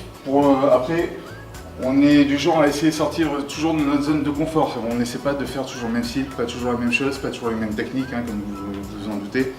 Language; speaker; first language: French; native; French